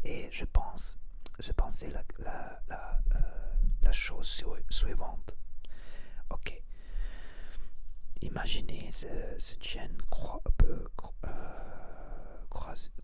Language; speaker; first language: French; non-native, learner; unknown